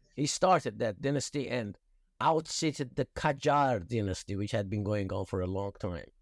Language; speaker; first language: English; non-native, fluent; Persian